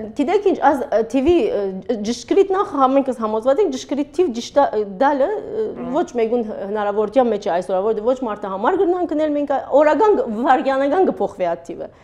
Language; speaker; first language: Armenian; early bilingual, heritage; Armenian